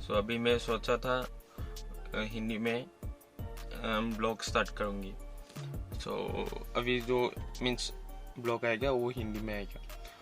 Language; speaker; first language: Hindi; non-native, local second language; Assamese